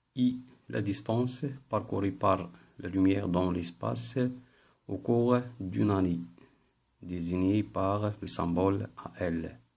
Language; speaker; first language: French; non-native, local second language; Arabic